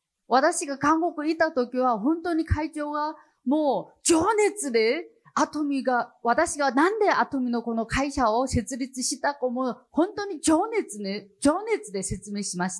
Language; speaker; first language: Japanese; non-native, fluent; Chinese